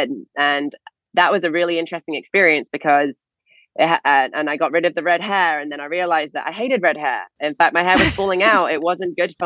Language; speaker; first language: English; native; English